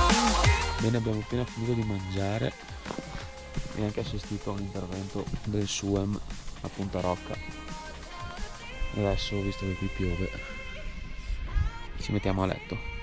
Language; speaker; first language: Italian; native; Italian